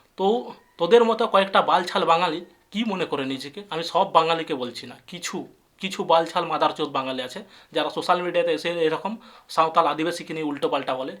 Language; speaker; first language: Bangla; non-native, local second language; Santali